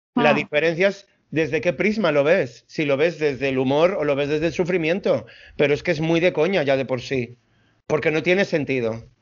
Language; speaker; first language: Spanish; native; Spanish